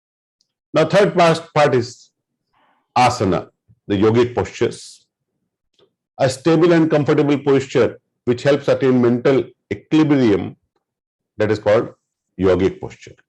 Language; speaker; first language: English; non-native, local second language; Hindi